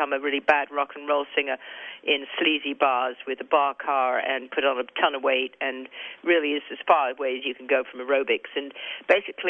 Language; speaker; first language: English; native; English